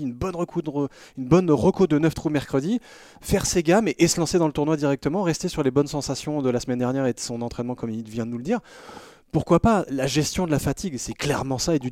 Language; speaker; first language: French; native; French